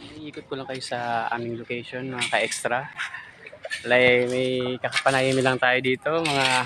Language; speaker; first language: Filipino; non-native, local second language; Bikol